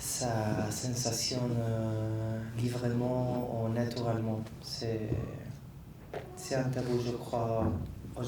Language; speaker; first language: French; non-native, learner; Spanish